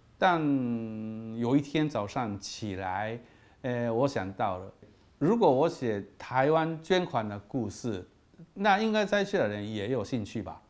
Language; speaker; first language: Chinese; non-native, fluent; Japanese